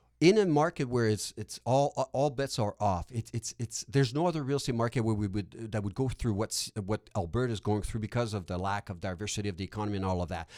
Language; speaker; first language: English; non-native, local second language; French